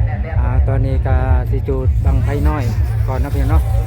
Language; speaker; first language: Thai; non-native, local second language; Lao